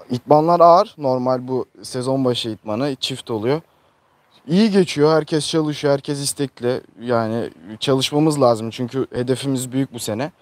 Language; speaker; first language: Turkish; early bilingual, heritage; Turkish